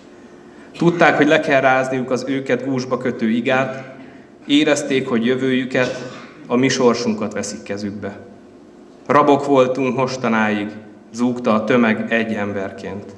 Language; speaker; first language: Hungarian; native; Hungarian